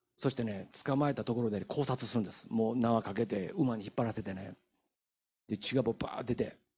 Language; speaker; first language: Japanese; native; Japanese